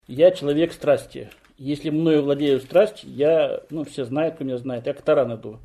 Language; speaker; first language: Russian; native; Russian